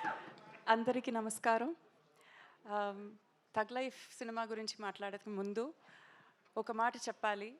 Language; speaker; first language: Telugu; non-native, learner; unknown